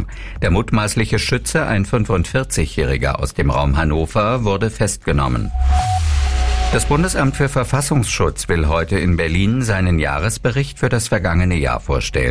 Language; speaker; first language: German; native; German